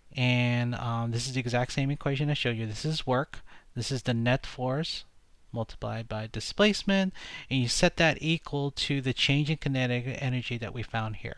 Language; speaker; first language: English; native; English